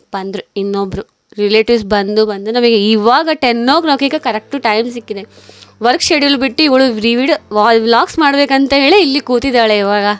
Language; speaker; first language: Kannada; native; Kannada